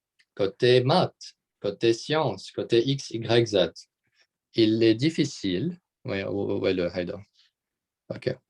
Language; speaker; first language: French; non-native, local second language; Arabic